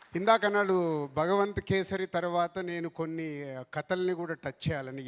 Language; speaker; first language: Telugu; native; Telugu